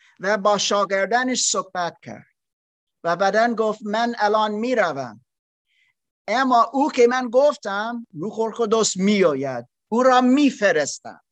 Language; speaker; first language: Persian; non-native, learner; German